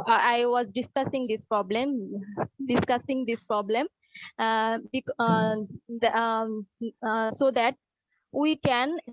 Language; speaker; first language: English; non-native, learner; Bangla